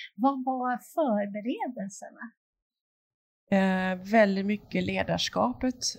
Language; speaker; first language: Swedish; native; Swedish